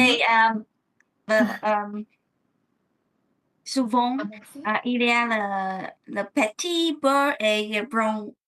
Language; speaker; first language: French; non-native, learner; Vietnamese